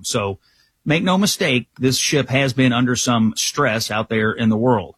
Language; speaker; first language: English; native; English